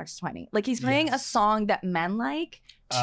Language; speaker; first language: English; native; English